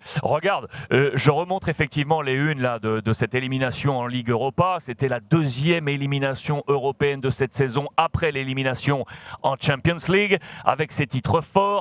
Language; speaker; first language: French; native; French